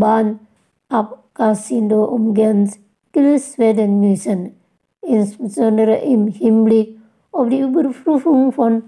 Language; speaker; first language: German; non-native, fluent; Indonesian